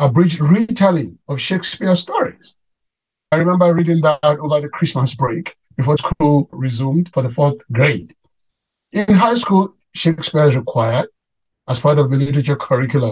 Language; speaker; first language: English; non-native, local second language; Yoruba